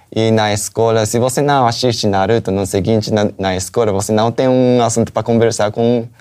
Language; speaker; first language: Portuguese; non-native, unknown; Japanese